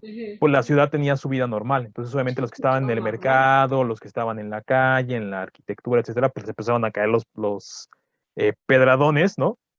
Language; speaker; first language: Spanish; native; Spanish